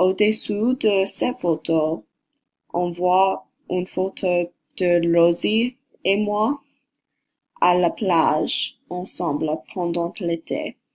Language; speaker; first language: French; non-native, learner; English